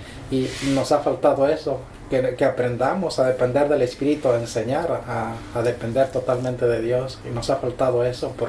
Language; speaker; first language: Spanish; native; Spanish